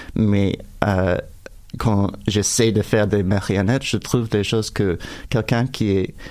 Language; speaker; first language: French; non-native, fluent; English